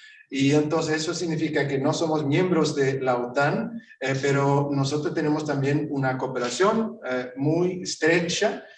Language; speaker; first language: Spanish; non-native, fluent; Swedish